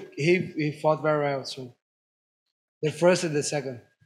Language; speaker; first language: English; non-native, learner; Portuguese